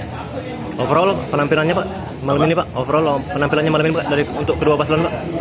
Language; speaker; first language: Indonesian; native; Indonesian